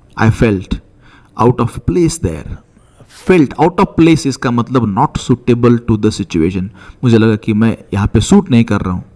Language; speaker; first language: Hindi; non-native, local second language; Marathi